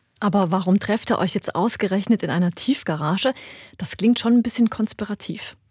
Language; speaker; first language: German; native; German